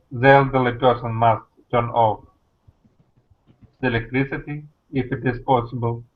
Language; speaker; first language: English; non-native, learner; Russian